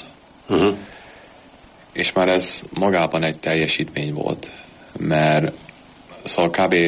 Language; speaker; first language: Hungarian; early bilingual, heritage; Hungarian